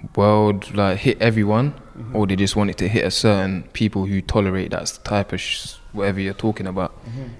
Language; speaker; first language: English; native; English